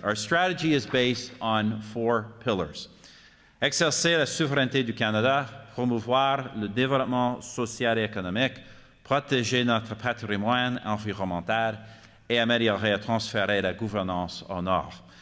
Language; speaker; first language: French; non-native, fluent; English